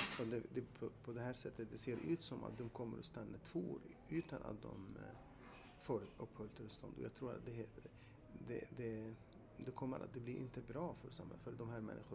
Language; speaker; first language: Swedish; non-native, fluent; Arabic